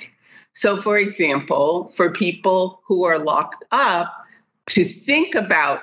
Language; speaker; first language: English; native; English